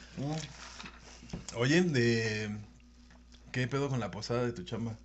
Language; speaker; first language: Spanish; native; Spanish